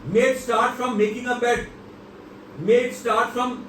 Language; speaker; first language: English; non-native, local second language; Urdu